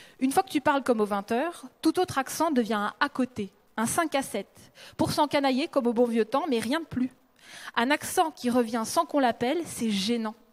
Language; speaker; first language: French; early bilingual, other home language; Russian